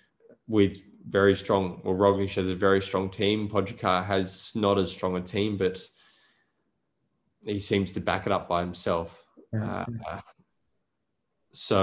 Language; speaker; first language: English; native; English